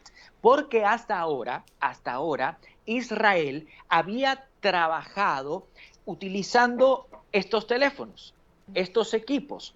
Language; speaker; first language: Spanish; native; Spanish